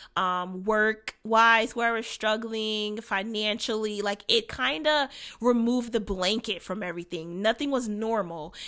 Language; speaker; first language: English; native; English